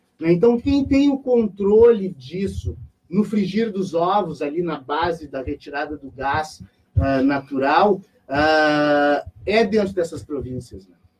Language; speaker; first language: Portuguese; native; Portuguese